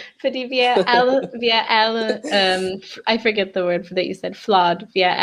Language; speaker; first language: Danish; non-native, learner; English